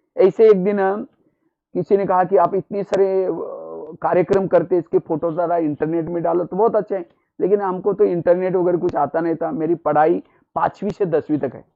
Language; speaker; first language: Hindi; non-native, local second language; Marathi